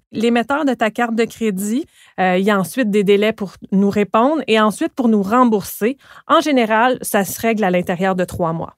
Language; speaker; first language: French; native; French